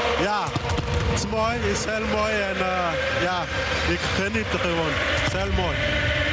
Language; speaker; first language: Dutch; non-native, learner; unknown